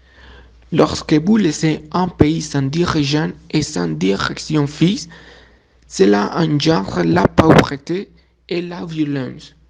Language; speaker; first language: French; non-native, learner; Spanish